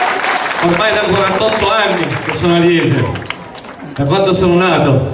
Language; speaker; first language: Italian; native; Italian